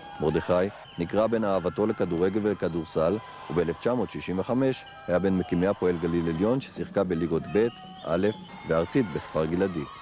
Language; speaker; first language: Hebrew; native; Hebrew